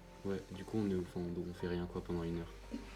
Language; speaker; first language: French; native; French